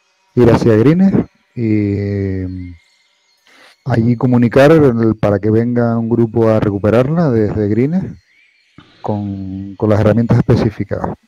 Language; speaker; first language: Spanish; native; Spanish